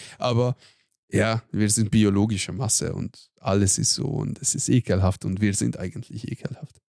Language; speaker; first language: German; non-native, fluent; Hungarian